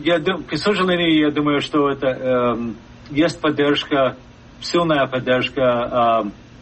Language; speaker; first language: Russian; non-native, fluent; English